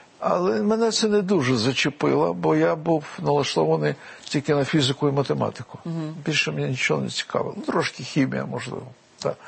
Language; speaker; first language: Ukrainian; non-native, local second language; Russian